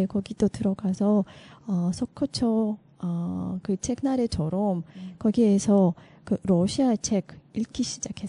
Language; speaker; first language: Korean; non-native, learner; Russian